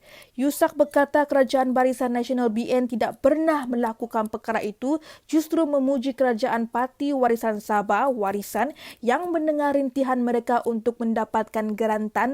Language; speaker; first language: Malay; native; Malay